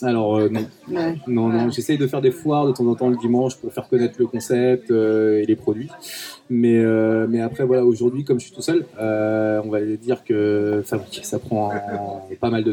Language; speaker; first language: French; native; French